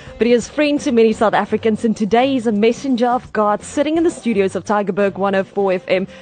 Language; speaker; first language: English; non-native, local second language; Afrikaans